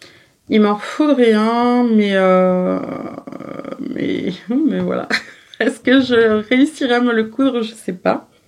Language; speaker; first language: French; native; French